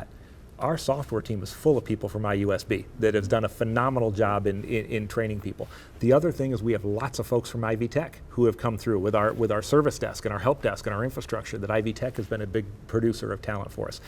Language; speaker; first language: English; native; English